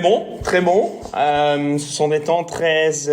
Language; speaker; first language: French; non-native, local second language; Dutch